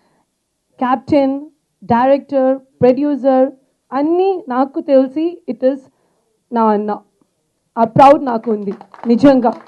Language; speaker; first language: Telugu; non-native, fluent; Malayalam